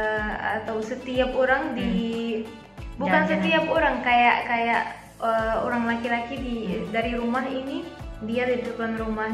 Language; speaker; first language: Indonesian; non-native, fluent; Arabic